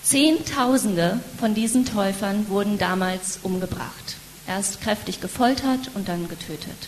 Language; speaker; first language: German; native; German